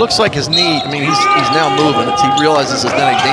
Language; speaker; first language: English; native; English